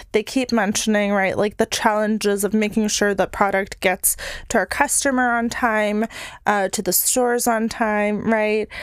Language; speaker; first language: English; early bilingual, other home language; Bosnian